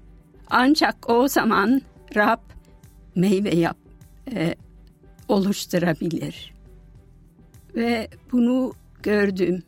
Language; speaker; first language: Turkish; non-native, fluent; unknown